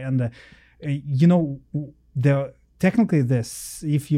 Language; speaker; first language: English; non-native, learner; Russian